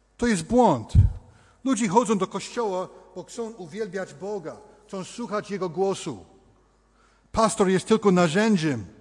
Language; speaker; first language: Polish; early bilingual, heritage; Polish